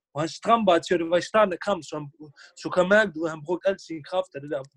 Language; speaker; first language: Danish; early bilingual, other home language; Bosnian